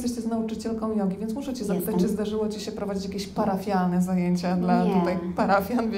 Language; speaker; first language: Polish; native; Polish